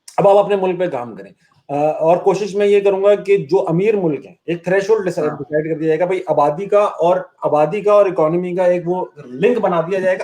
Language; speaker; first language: Hindi; native; Hindi